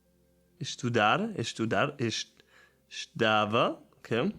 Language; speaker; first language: Portuguese; non-native, learner; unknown